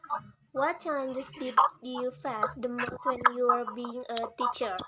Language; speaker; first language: English; non-native, learner; Indonesian